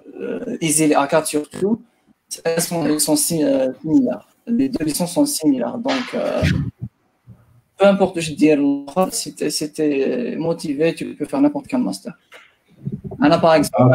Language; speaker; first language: French; non-native, local second language; Arabic